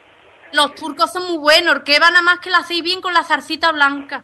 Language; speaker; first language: Spanish; native; Spanish